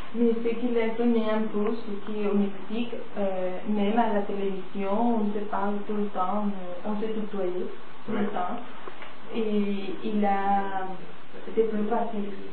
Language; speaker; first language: French; non-native, fluent; Spanish